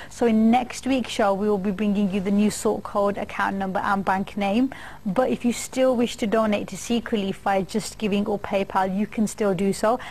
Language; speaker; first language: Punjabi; early bilingual, heritage; Punjabi